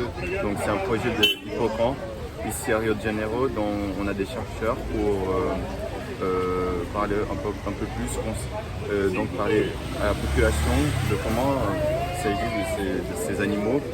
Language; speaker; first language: French; non-native, fluent; Portuguese